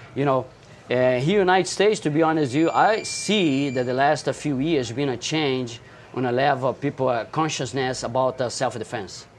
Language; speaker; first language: English; non-native, fluent; Portuguese